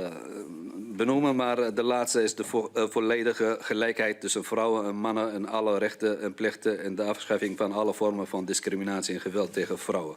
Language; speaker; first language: Dutch; non-native, fluent; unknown